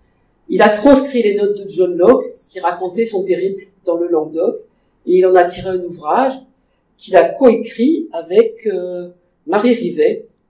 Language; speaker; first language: French; native; French